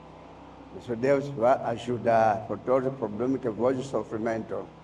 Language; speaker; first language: Portuguese; non-native, learner; Lingala